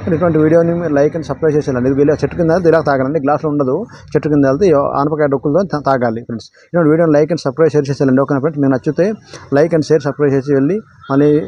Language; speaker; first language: Telugu; non-native, local second language; Odia